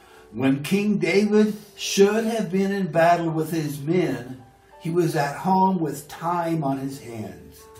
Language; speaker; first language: English; native; English